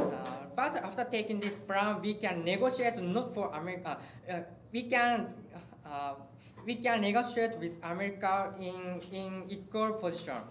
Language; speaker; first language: English; non-native, learner; Japanese